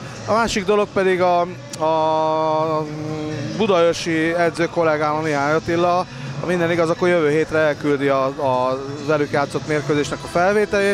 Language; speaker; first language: Hungarian; native; Hungarian